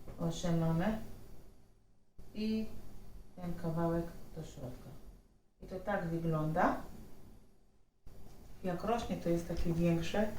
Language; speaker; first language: Polish; non-native, learner; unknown